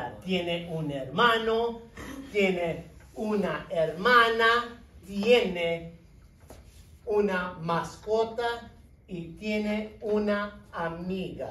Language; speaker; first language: Spanish; non-native, fluent; English